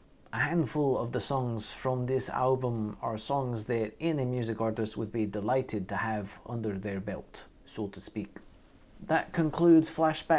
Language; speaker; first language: English; native; English